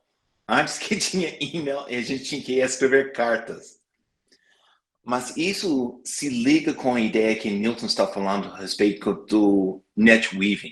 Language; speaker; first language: Portuguese; non-native, fluent; English